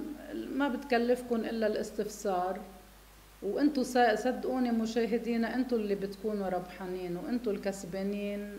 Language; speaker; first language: Arabic; native; Arabic